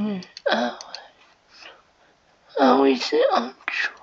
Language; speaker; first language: French; native; French